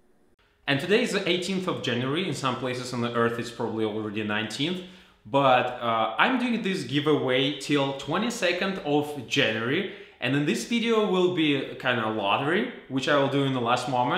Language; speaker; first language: English; non-native, fluent; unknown